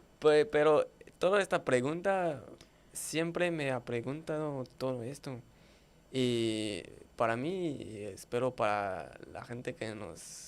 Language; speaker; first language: Spanish; non-native, fluent; French